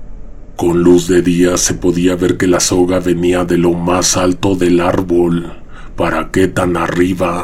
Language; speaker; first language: Spanish; native; Spanish